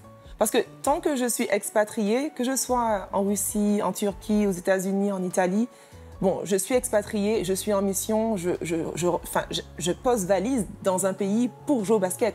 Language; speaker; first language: French; native; French